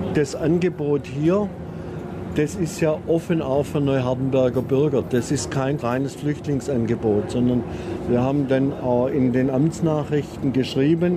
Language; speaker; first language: German; native; German